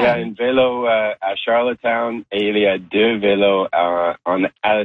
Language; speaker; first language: French; non-native, learner; English